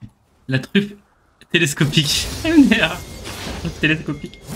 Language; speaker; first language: French; native; French